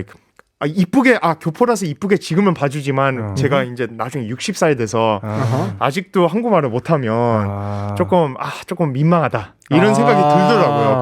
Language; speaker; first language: Korean; early bilingual, heritage; English